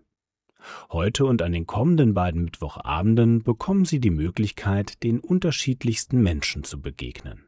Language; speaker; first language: German; native; German